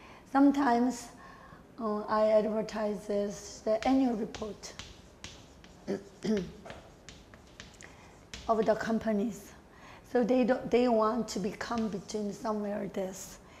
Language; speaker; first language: English; non-native, fluent; Korean